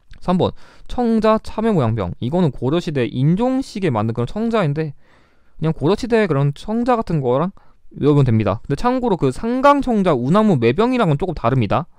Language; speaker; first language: Korean; native; Korean